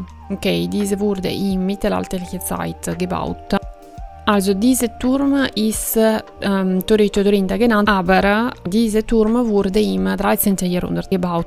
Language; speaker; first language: German; non-native, fluent; Italian